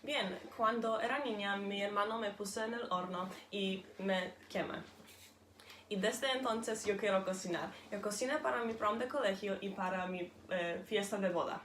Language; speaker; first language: Spanish; non-native, learner; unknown